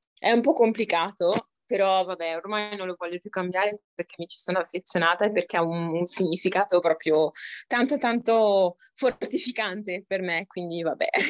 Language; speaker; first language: Italian; early bilingual, other home language; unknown